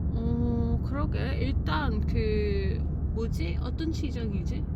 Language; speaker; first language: Korean; non-native, fluent; English